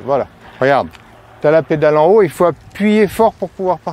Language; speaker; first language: French; native; French